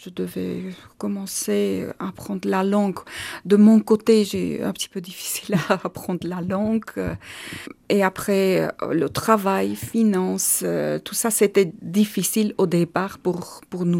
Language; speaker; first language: French; non-native, learner; Armenian